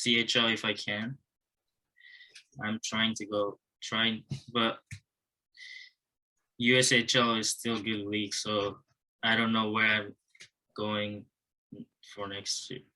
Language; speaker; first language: English; non-native, learner; Japanese